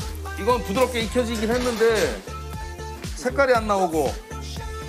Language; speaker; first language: Korean; native; Korean